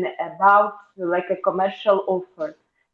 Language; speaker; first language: English; non-native, fluent; Russian